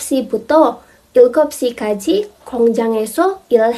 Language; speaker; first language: Korean; non-native, fluent; Indonesian